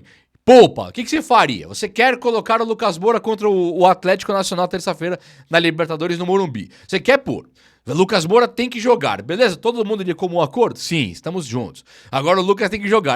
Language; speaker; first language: Portuguese; native; Portuguese